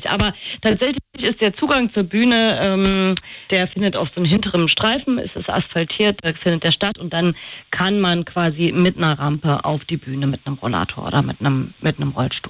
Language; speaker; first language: German; native; German